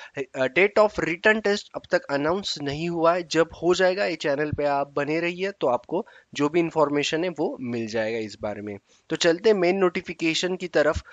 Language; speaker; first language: Hindi; native; Hindi